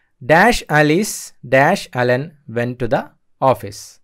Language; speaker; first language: English; non-native, local second language; Malayalam